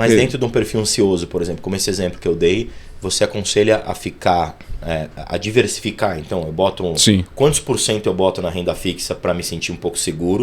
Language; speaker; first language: Portuguese; native; Portuguese